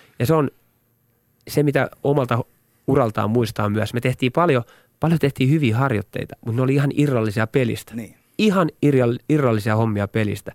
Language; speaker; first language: Finnish; native; Finnish